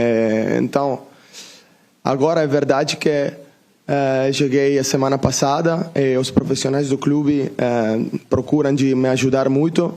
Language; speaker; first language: Portuguese; non-native, learner; Italian